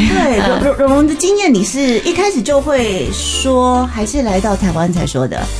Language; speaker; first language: Chinese; native; Chinese